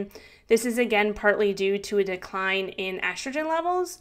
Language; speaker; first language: English; native; English